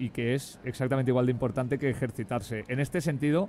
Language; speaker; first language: Spanish; native; Spanish